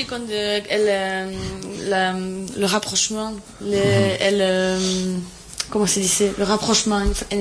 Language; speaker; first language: Spanish; non-native, fluent; French